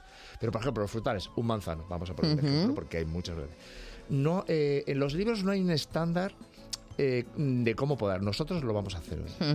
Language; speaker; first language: Spanish; native; Spanish